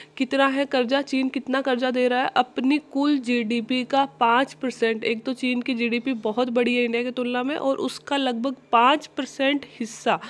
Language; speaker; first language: Hindi; native; Hindi